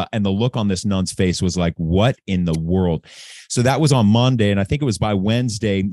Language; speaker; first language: English; native; English